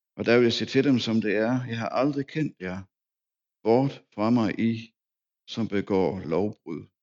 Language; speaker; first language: Danish; native; Danish